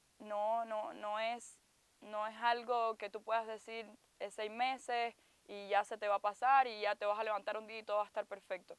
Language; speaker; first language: Spanish; native; Spanish